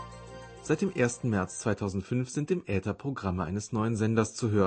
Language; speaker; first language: German; native; German